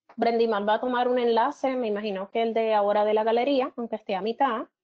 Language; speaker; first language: Spanish; native; Spanish